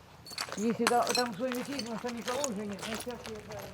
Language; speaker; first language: Russian; native; Russian